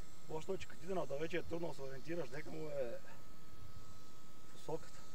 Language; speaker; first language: Bulgarian; native; Bulgarian